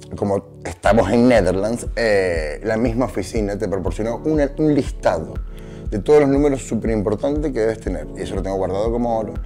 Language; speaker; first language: Spanish; native; Spanish